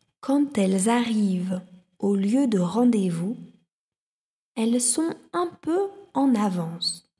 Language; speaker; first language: French; native; French